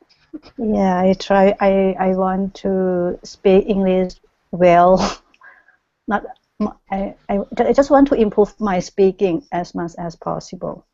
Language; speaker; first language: English; non-native, learner; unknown